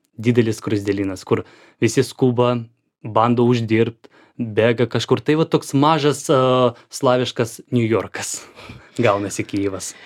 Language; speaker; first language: Lithuanian; non-native, fluent; Ukrainian